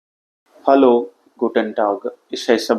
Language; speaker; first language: German; non-native, fluent; Telugu